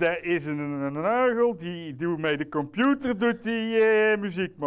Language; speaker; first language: Dutch; native; Dutch